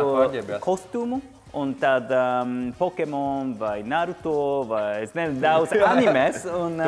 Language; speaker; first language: Latvian; non-native, learner; Japanese